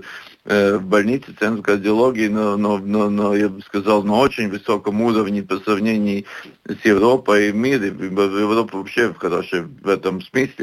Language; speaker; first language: Russian; non-native, local second language; Latvian